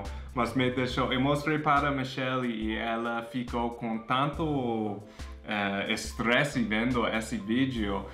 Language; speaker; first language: Portuguese; non-native, fluent; English